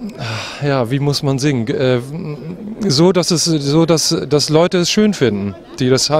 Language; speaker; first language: German; native; German